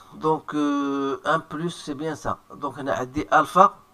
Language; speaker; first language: French; non-native, local second language; Arabic